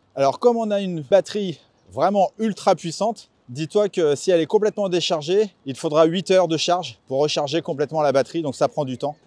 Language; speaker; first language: French; native; French